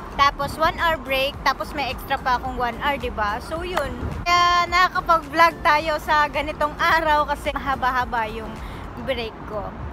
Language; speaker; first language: Filipino; native; Filipino